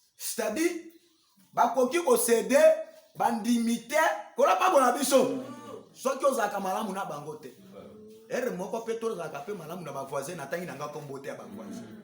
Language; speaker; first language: Lingala; native; Lingala